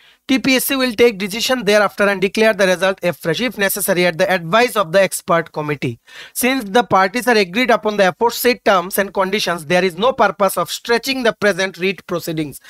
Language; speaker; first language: English; non-native, local second language; Bangla